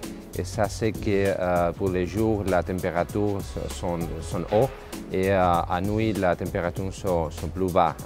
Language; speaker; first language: French; non-native, fluent; Spanish